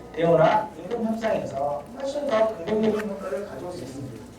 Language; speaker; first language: Korean; native; Korean